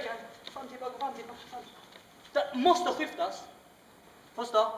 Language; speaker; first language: Swedish; non-native, learner; Chinese